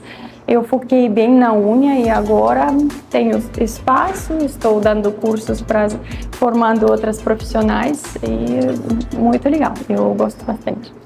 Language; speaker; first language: Portuguese; non-native, fluent; Russian